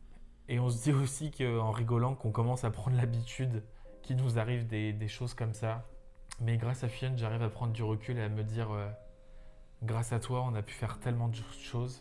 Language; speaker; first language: French; native; French